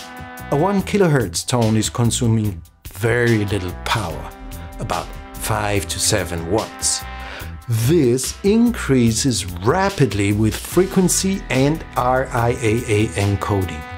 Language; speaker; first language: English; non-native, fluent; German